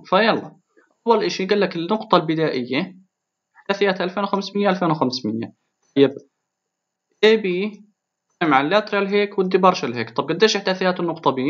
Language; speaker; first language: Arabic; native; Arabic